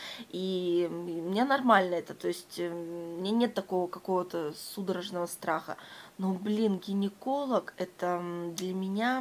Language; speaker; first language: Russian; native; Russian